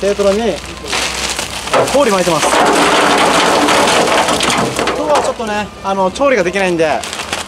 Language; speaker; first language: Japanese; native; Japanese